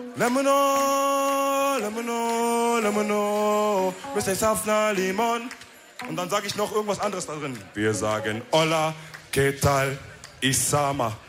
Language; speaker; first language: German; early bilingual, other home language; Wolof